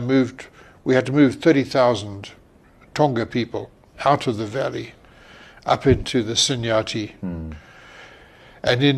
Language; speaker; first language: English; native; English